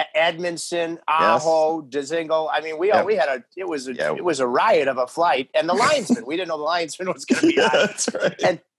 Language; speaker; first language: English; native; English